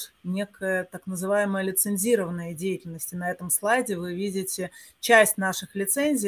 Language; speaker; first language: Russian; native; Russian